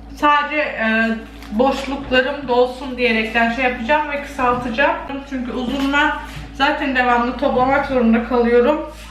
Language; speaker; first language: Turkish; native; Turkish